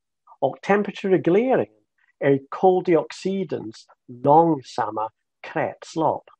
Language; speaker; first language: Swedish; non-native, fluent; English